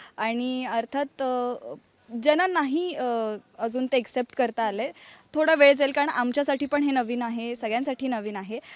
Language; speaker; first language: Marathi; native; Marathi